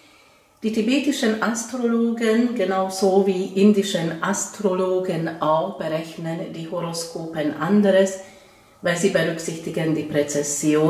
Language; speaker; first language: German; non-native, fluent; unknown